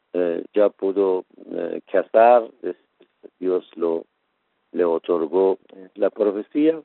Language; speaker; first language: Spanish; non-native, fluent; Persian